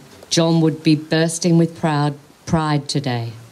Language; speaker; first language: English; native; English